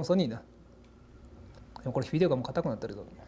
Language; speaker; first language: Spanish; non-native, learner; Japanese